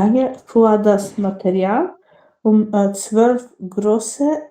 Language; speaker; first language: German; non-native, learner; Macedonian